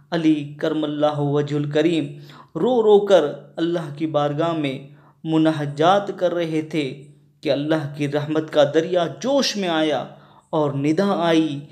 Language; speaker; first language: Urdu; non-native, local second language; Sindhi